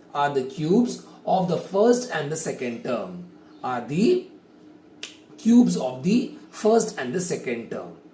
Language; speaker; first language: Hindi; native; Hindi